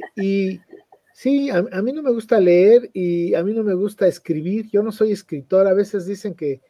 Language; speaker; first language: Spanish; native; Spanish